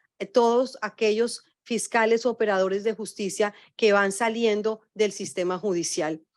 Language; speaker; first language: Spanish; native; Spanish